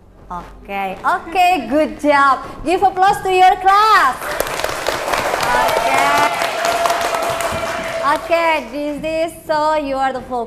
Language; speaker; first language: English; non-native, learner; Indonesian